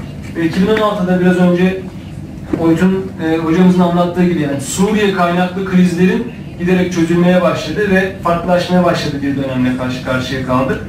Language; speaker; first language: Turkish; native; Turkish